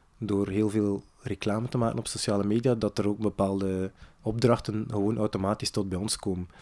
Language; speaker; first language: Dutch; native; Dutch